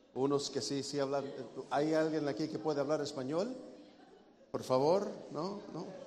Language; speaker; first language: Spanish; non-native, learner; English